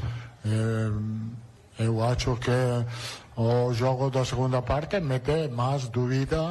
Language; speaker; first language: Portuguese; non-native, learner; Italian